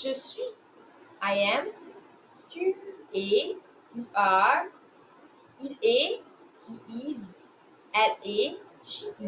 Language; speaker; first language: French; non-native, fluent; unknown